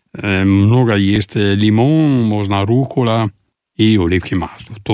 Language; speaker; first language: Russian; non-native, learner; Italian